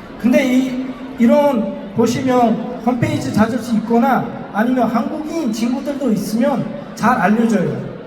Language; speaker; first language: Korean; non-native, fluent; Uzbek